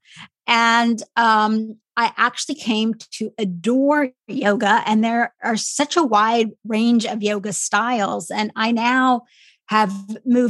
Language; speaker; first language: English; native; English